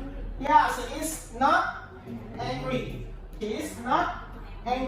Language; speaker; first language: English; non-native, fluent; Indonesian